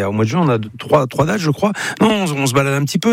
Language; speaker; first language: French; native; French